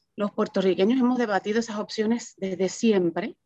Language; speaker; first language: Spanish; native; Spanish